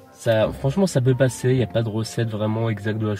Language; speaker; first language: French; native; French